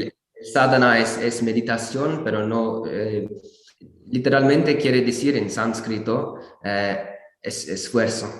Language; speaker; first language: Spanish; non-native, learner; English